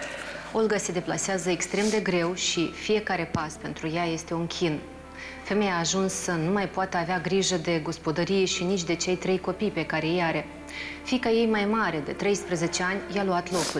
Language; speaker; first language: Romanian; native; Romanian